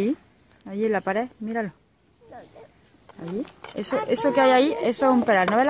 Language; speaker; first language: Spanish; native; Spanish